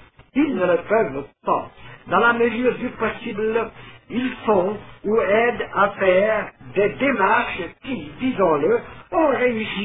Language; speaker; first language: French; native; French